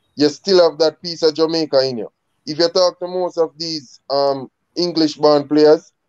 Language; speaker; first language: English; native; English